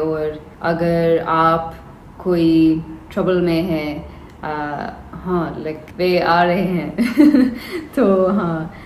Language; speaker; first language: Hindi; non-native, learner; English